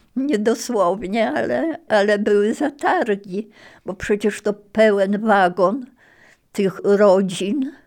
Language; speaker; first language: Polish; native; Polish